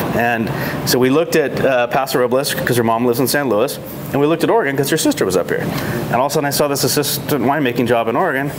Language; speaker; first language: English; native; English